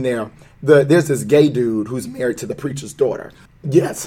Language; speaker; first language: English; native; English